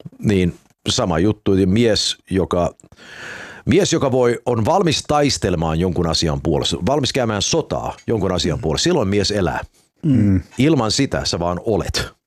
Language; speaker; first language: Finnish; early bilingual, heritage; Finnish